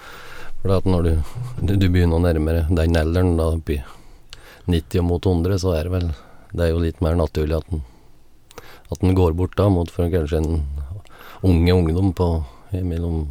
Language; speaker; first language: Norwegian; native; Norwegian